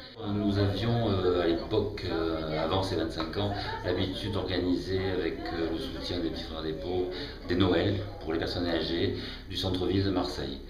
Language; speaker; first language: French; native; French